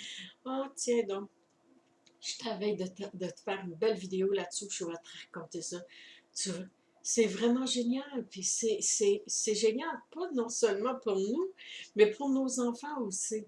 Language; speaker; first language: French; native; French